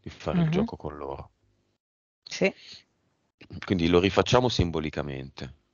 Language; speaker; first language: Italian; native; Italian